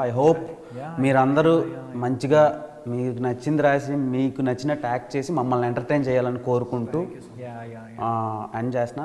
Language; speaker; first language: Telugu; native; Telugu